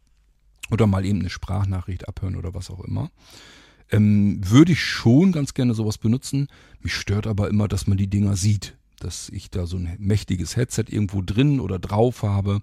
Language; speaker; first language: German; native; German